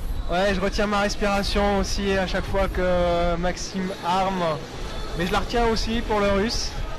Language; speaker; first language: French; native; French